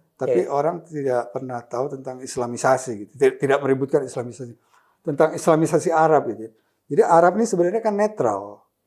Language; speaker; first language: Indonesian; native; Indonesian